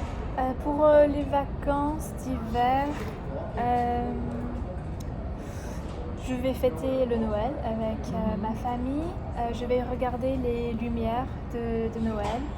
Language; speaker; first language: French; non-native, learner; English